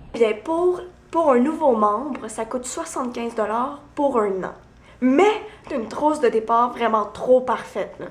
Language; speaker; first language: French; native; French